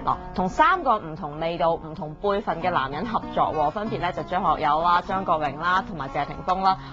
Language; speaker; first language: Cantonese; native; Cantonese